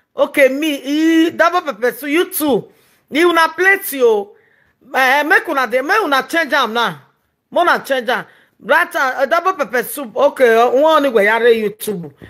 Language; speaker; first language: Nigerian Pidgin; non-native, local second language; Yoruba